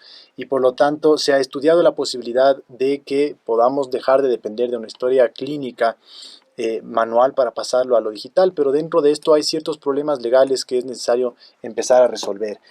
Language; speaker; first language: Spanish; native; Spanish